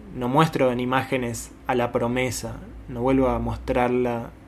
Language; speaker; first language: Spanish; native; Spanish